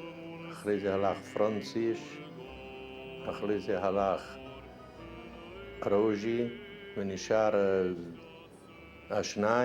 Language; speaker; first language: Hebrew; non-native, fluent; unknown